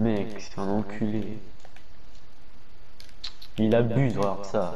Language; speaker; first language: French; native; French